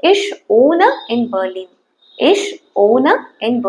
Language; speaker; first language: German; non-native, fluent; Tamil